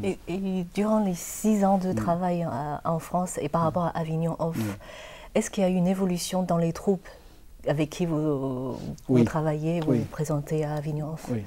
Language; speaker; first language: French; non-native, fluent; Chinese